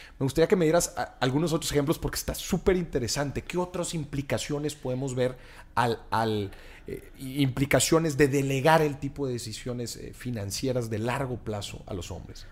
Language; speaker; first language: Spanish; native; Spanish